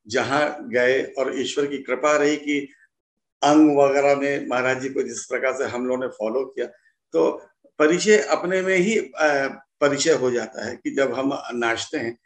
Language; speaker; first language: Hindi; native; Hindi